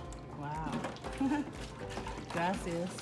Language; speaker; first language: Spanish; non-native, learner; English